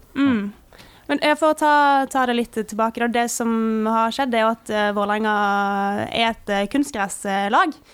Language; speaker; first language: Norwegian; native; Norwegian